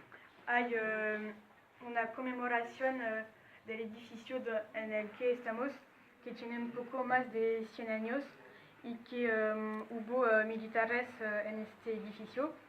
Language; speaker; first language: Spanish; non-native, learner; French